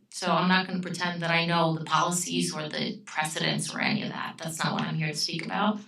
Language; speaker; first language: English; early bilingual, other home language; Romanian